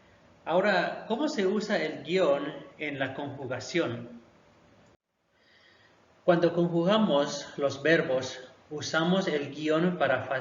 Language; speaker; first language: Spanish; non-native, local second language; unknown